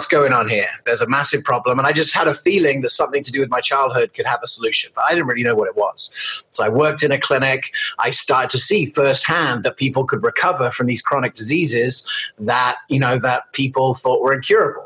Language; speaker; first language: English; native; English